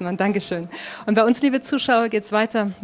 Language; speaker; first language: German; native; German